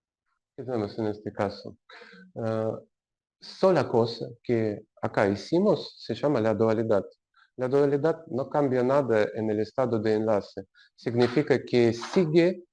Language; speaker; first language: Spanish; non-native, learner; Russian